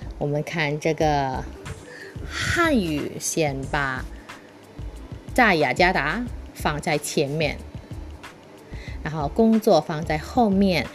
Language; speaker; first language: Chinese; early bilingual, heritage; Chinese